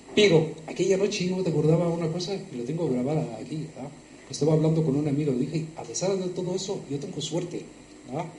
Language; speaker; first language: Spanish; non-native, fluent; Arabic